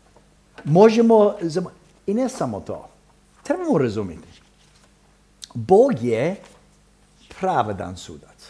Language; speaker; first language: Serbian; early bilingual, heritage; Serbian